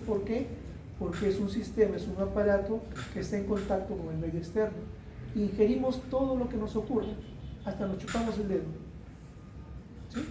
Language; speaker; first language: Spanish; native; Spanish